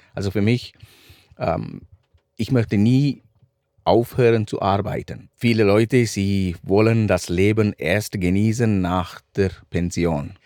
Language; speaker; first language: German; non-native, fluent; Sinhala